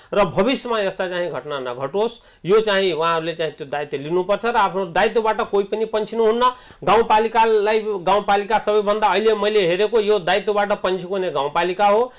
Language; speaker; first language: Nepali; non-native, local second language; Awadhi